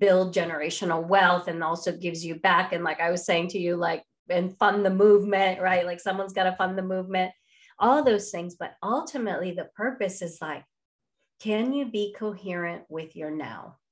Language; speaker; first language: English; non-native, fluent; Spanish